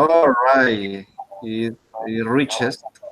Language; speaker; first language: English; non-native, learner; Spanish